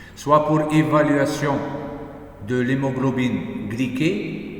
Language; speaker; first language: French; non-native, local second language; Arabic